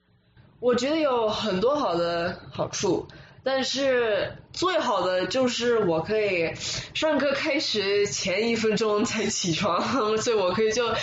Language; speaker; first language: Chinese; early bilingual, other home language; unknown